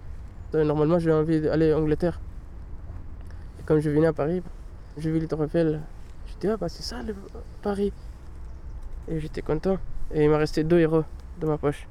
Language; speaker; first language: French; non-native, learner; Pashto